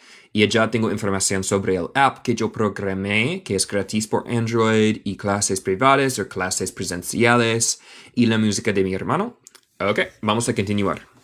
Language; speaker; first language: Spanish; non-native, learner; English